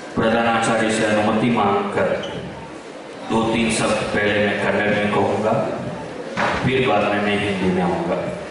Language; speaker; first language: Hindi; non-native, local second language; Kannada